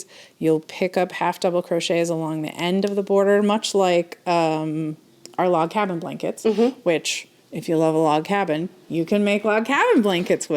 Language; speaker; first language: English; native; English